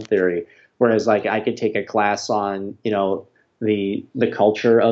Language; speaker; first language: English; native; English